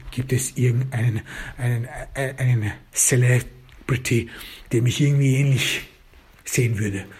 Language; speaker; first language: German; early bilingual, other home language; Turkish